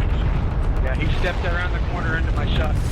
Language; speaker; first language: English; native; English